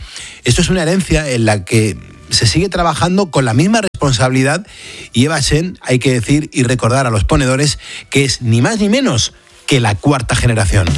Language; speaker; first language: Spanish; native; Spanish